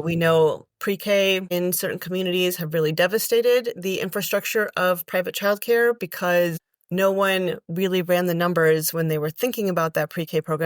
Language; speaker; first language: English; native; English